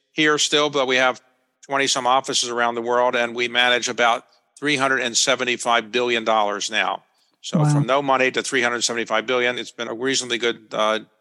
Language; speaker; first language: English; native; English